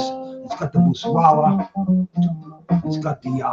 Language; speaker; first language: English; native; English